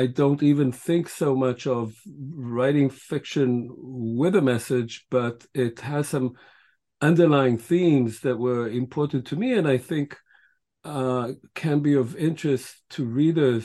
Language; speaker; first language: English; non-native, fluent; Hebrew